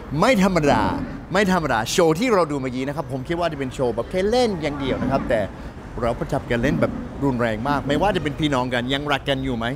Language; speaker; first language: Thai; non-native, fluent; English